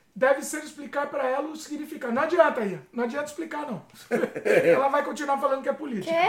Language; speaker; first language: Portuguese; native; Portuguese